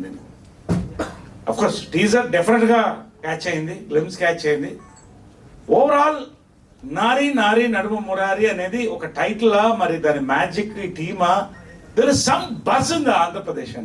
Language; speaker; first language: Telugu; native; Telugu